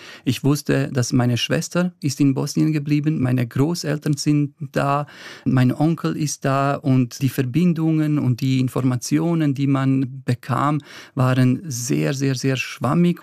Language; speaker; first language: German; early bilingual, other home language; Bosnian